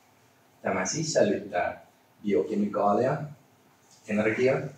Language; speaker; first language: Finnish; non-native, learner; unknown